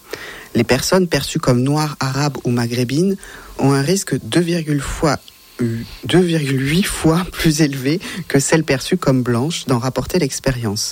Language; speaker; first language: French; native; French